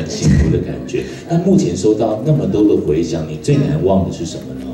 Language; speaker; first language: Chinese; native; Chinese